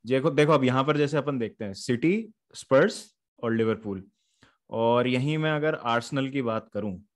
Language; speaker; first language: Hindi; native; Hindi